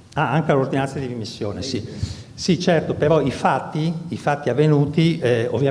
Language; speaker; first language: Italian; native; Italian